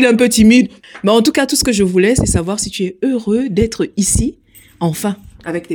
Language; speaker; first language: French; native; French